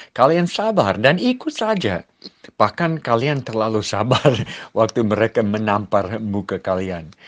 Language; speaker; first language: Malay; non-native, fluent; English